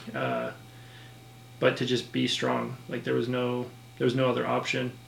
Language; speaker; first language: English; native; English